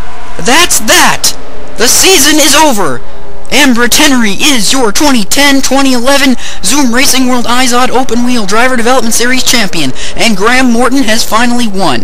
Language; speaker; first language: English; native; English